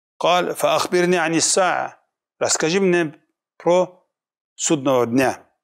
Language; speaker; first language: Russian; non-native, local second language; Kumyk